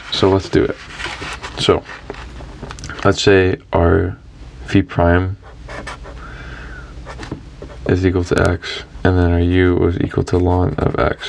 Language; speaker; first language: English; native; English